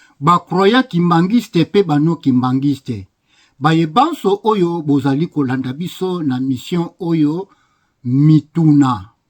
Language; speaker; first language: Lingala; non-native, local second language; Kongo